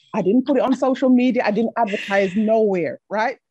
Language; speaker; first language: English; native; English